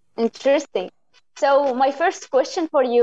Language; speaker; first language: English; non-native, local second language; Arabic